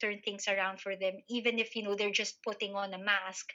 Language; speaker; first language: English; non-native, local second language; Filipino